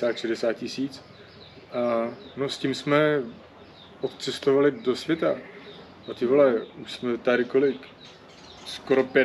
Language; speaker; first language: Czech; native; Czech